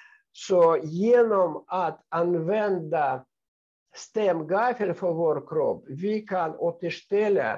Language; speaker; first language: Swedish; non-native, fluent; Russian